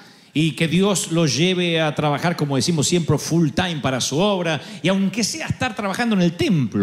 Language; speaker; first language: Spanish; native; Spanish